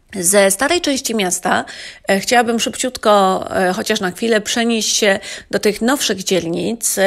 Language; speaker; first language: Polish; native; Polish